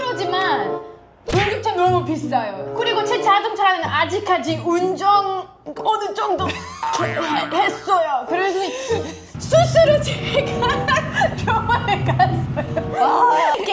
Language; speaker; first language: Korean; non-native, fluent; English